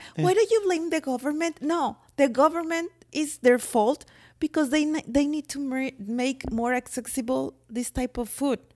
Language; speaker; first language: English; non-native, fluent; Spanish